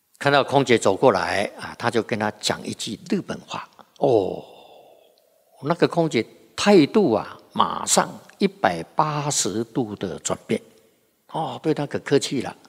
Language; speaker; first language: Chinese; native; Chinese